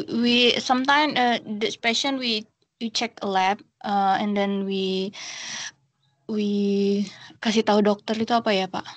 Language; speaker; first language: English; non-native, learner; Indonesian